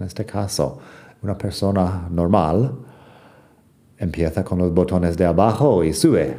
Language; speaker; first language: Spanish; non-native, fluent; English